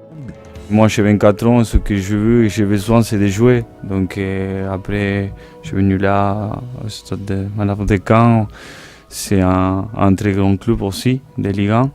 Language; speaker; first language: French; non-native, fluent; Spanish